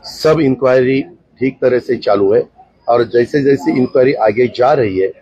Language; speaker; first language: Hindi; non-native, local second language; Marathi